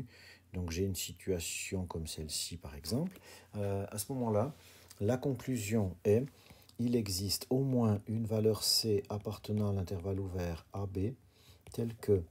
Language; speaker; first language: French; native; French